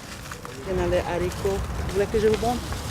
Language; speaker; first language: French; non-native, learner; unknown